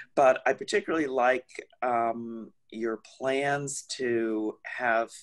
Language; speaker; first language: English; native; English